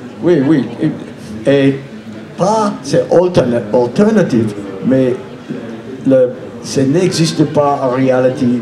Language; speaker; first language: French; non-native, learner; English